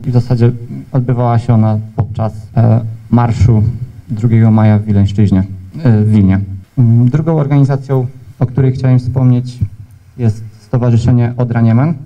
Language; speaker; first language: Polish; native; Polish